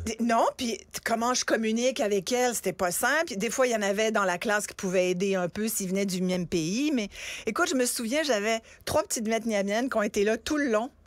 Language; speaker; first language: French; early bilingual, other home language; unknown